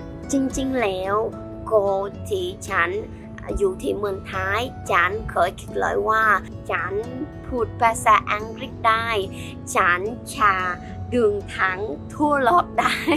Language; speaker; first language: Thai; non-native, learner; Vietnamese